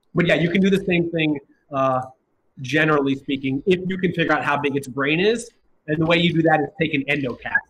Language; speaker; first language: English; native; English